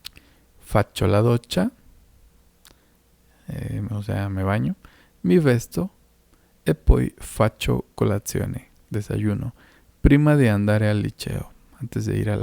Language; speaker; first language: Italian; non-native, fluent; Spanish